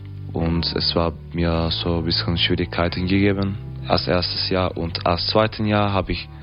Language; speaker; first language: German; non-native, learner; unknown